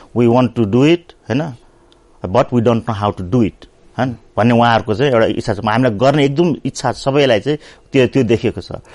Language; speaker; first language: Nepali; native; Nepali